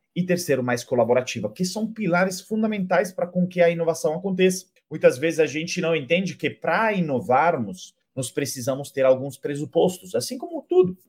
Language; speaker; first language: Portuguese; non-native, fluent; Italian